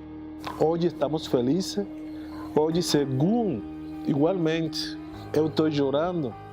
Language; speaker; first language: Portuguese; non-native, fluent; Spanish